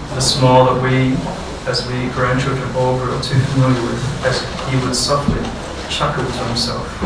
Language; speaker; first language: English; early bilingual, other home language; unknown